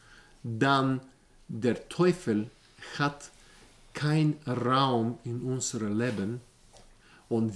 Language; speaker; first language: German; non-native, learner; Bulgarian